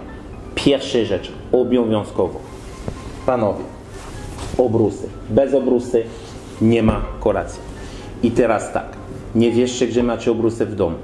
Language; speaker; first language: Polish; non-native, learner; French